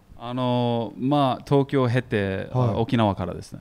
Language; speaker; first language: Japanese; non-native, fluent; English